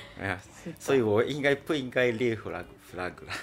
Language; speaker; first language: Chinese; non-native, fluent; Japanese